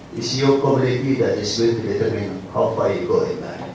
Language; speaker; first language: English; non-native, local second language; Central Dusun